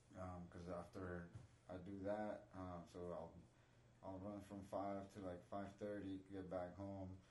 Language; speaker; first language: English; non-native, fluent; Spanish